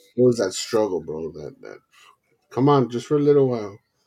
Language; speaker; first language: English; early bilingual, other home language; Spanish